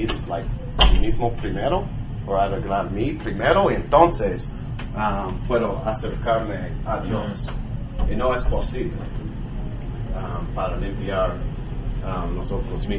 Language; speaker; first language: Spanish; non-native, learner; English